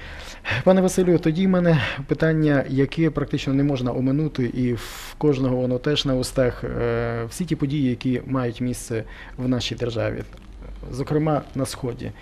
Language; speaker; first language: Ukrainian; native; Ukrainian